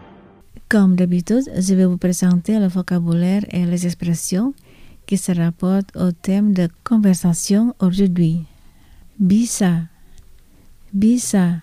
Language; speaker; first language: French; non-native, fluent; Indonesian